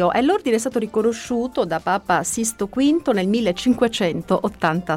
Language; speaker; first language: Italian; native; Italian